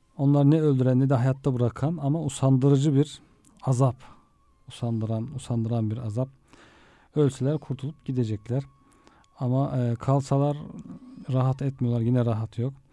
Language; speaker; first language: Turkish; native; Turkish